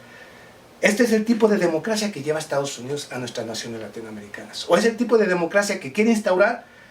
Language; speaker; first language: Spanish; native; Spanish